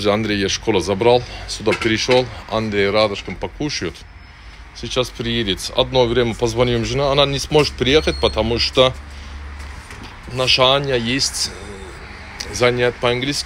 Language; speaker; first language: Russian; non-native, learner; Turkish